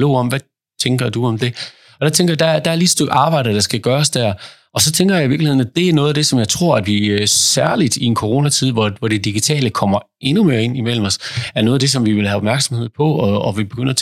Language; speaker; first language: Danish; native; Danish